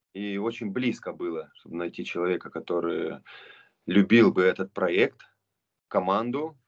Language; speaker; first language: Russian; non-native, local second language; Romanian